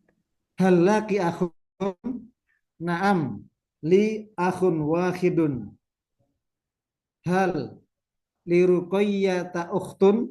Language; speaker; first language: Arabic; non-native, fluent; Indonesian